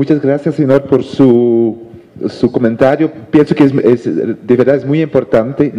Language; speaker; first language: Spanish; non-native, fluent; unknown